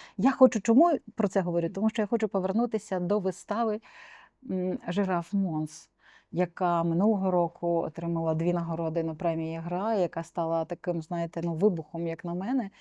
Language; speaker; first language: Ukrainian; native; Ukrainian